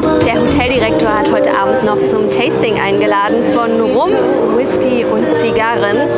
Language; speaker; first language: German; native; German